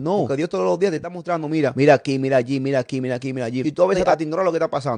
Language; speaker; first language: Spanish; native; Spanish